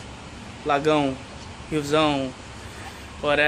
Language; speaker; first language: Portuguese; native; Portuguese